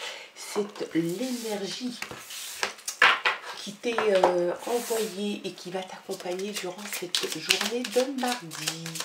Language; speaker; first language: French; native; French